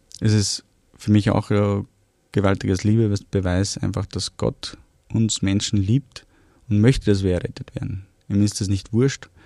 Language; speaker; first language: German; early bilingual, other home language; Romanian